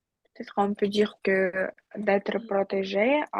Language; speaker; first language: French; non-native, fluent; Russian